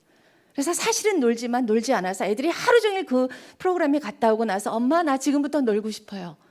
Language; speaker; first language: Korean; native; Korean